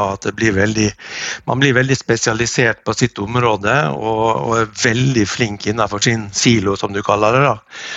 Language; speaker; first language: Norwegian; native; Norwegian